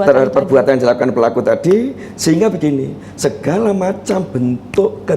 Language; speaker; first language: Indonesian; native; Indonesian